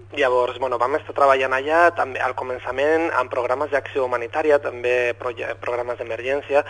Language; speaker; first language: Catalan; non-native, local second language; Spanish